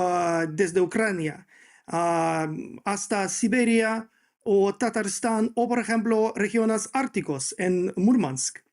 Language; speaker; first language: Spanish; non-native, fluent; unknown